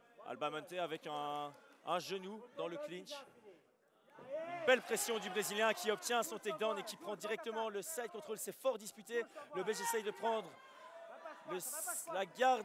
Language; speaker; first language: French; native; French